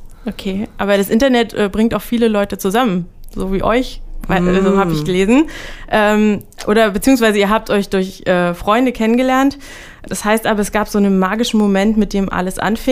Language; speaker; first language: German; native; German